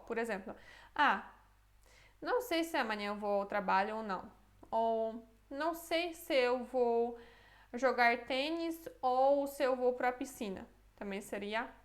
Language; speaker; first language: Portuguese; non-native, fluent; Polish